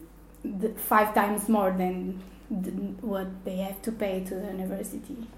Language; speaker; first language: English; non-native, fluent; Portuguese